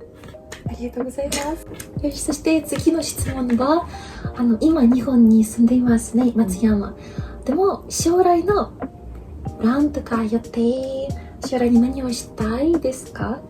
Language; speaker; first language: Japanese; non-native, learner; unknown